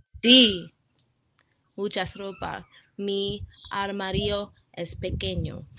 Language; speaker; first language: Spanish; non-native, learner; English